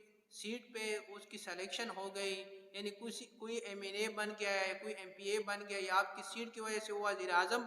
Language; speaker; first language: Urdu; non-native, local second language; Pashto